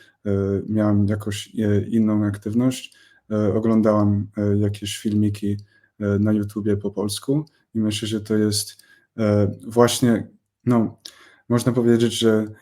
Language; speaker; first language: Polish; non-native, fluent; English